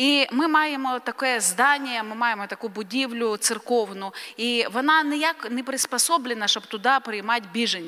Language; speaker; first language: Polish; non-native, learner; Ukrainian